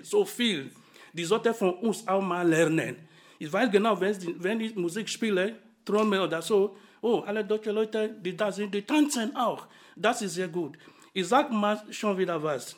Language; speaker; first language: German; non-native, fluent; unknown